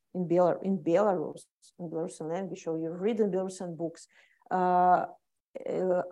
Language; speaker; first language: English; non-native, fluent; Russian